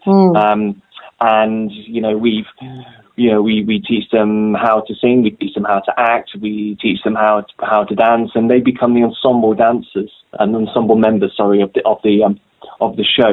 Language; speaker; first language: English; native; English